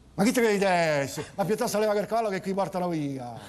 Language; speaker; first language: Italian; native; Italian